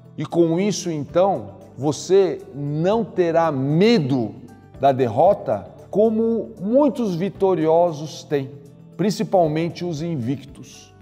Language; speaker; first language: Portuguese; native; Portuguese